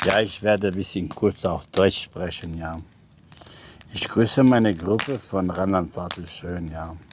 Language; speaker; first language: German; non-native, learner; Albanian